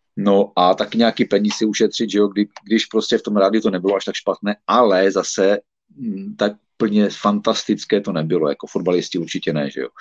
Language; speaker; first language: Czech; native; Czech